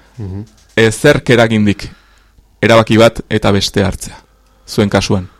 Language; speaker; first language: Basque; native; Basque